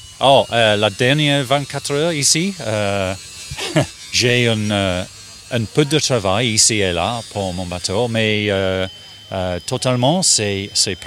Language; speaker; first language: French; non-native, learner; English